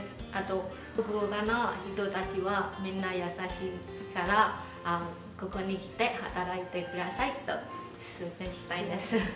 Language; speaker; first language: Japanese; non-native, learner; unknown